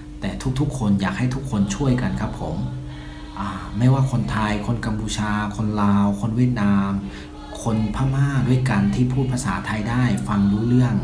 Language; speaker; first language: Thai; non-native, fluent; Burmese